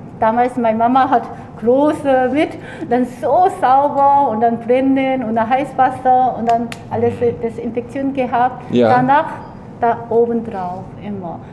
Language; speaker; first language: German; non-native, learner; Korean